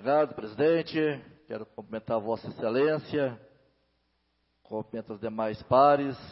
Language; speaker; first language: Portuguese; native; Portuguese